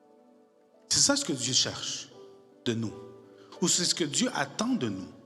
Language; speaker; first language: French; non-native, fluent; Spanish